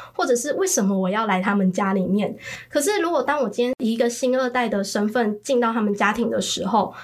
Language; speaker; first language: Chinese; early bilingual, other home language; Khmer